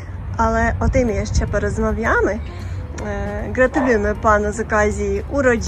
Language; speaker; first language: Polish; non-native, learner; Russian